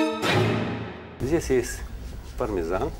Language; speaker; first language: Russian; non-native, learner; Italian